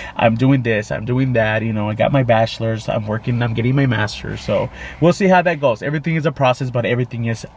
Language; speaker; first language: English; native; English